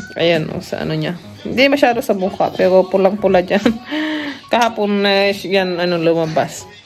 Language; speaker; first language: Filipino; non-native, local second language; Cebuano